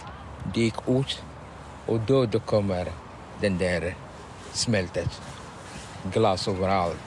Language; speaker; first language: Swedish; non-native, learner; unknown